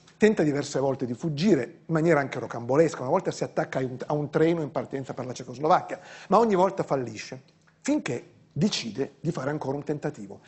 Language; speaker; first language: Italian; native; Italian